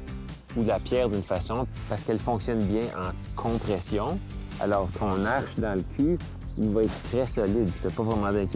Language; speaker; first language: French; native; French